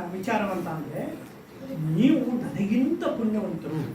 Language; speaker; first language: Kannada; native; Kannada